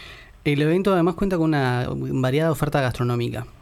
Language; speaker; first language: Spanish; native; Spanish